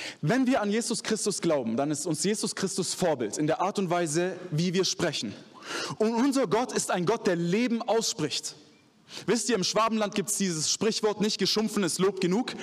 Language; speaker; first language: German; early bilingual, other home language; Arabic